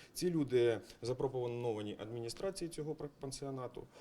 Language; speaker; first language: Ukrainian; non-native, local second language; Russian